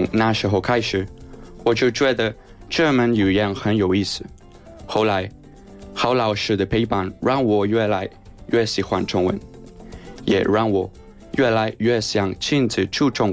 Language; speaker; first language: Chinese; non-native, fluent; Spanish